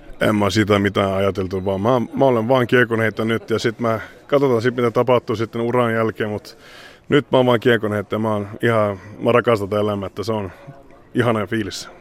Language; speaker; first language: Finnish; early bilingual, heritage; Swedish